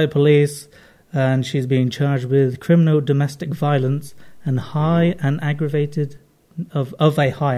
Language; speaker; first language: English; native; English